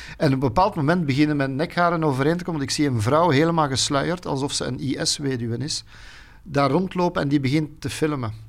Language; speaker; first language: Dutch; native; Dutch